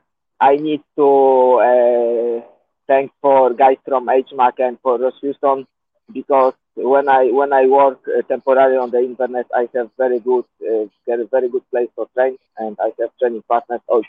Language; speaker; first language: English; non-native, learner; Polish